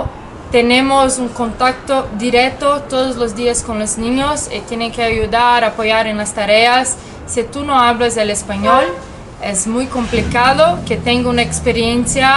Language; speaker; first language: Spanish; non-native, fluent; Portuguese